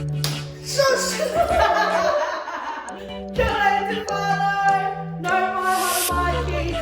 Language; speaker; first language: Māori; non-native, local second language; English